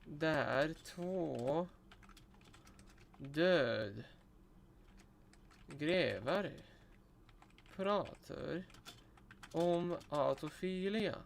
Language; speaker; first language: Swedish; non-native, learner; Russian